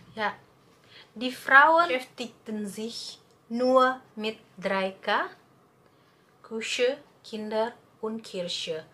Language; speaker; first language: German; non-native, learner; Indonesian